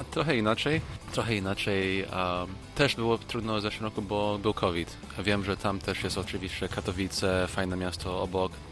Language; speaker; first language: Polish; early bilingual, heritage; Polish